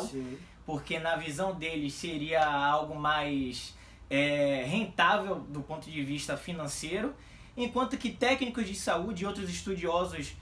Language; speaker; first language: Portuguese; native; Portuguese